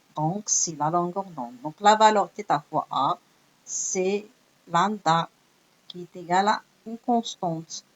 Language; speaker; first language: French; non-native, local second language; Arabic